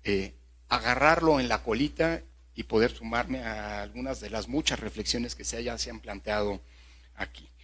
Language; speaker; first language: Spanish; native; Spanish